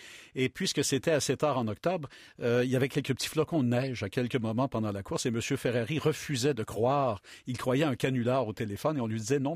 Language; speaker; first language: French; native; French